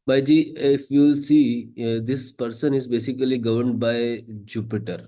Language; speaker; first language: English; non-native, local second language; Punjabi